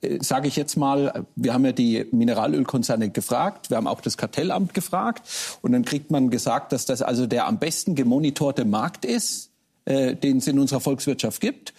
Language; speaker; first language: German; native; German